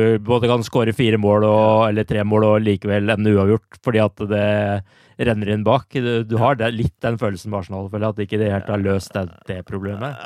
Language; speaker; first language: Norwegian; native; Norwegian